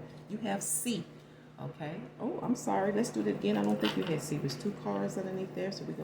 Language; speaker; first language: English; native; English